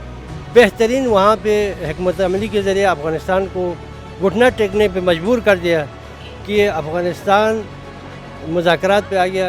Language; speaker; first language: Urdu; non-native, local second language; Pashto